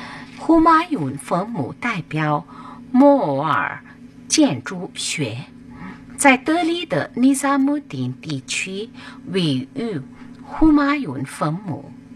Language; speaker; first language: Chinese; non-native, learner; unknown